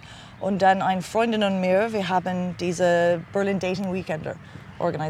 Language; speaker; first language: German; non-native, learner; English